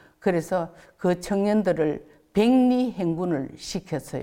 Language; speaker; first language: Korean; native; Korean